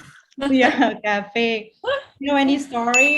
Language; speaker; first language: English; non-native, fluent; Vietnamese